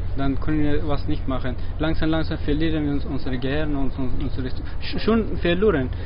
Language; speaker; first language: German; non-native, learner; Persian